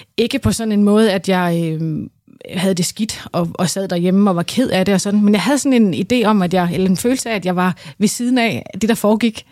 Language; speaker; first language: Danish; native; Danish